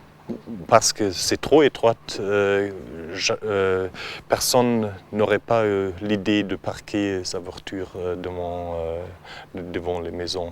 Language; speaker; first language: French; non-native, learner; German